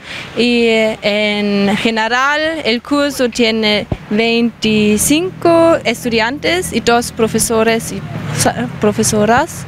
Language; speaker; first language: Spanish; non-native, fluent; German